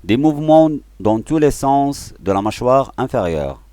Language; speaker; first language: French; non-native, local second language; Arabic